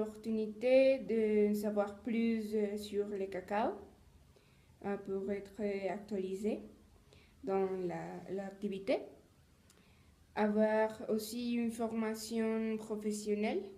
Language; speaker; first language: French; non-native, learner; Spanish